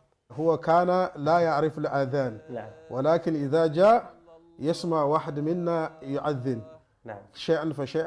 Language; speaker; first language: Arabic; non-native, fluent; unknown